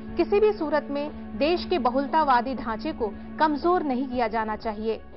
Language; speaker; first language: Hindi; native; Hindi